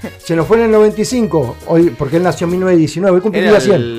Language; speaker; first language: Spanish; native; Spanish